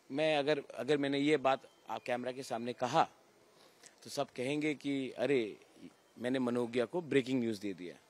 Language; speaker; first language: Hindi; non-native, local second language; Kok Borok